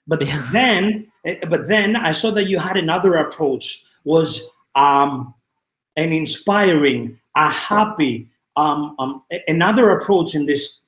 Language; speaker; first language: English; non-native, fluent; Greek